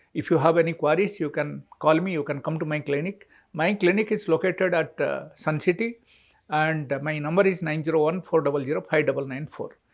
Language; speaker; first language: English; non-native, local second language; Telugu